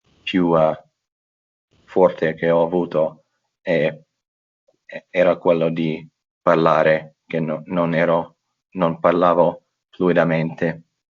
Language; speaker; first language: Italian; non-native, fluent; English